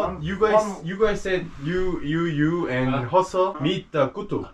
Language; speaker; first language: English; non-native, learner; Korean